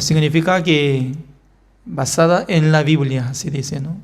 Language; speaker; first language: Spanish; non-native, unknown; Korean